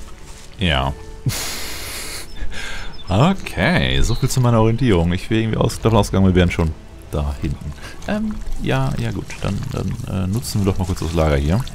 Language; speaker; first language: German; native; German